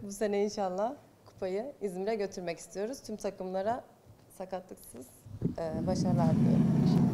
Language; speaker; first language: Turkish; native; Turkish